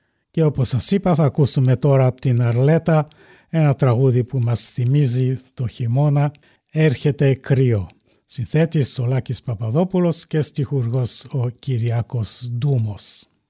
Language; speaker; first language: Greek; early bilingual, heritage; Greek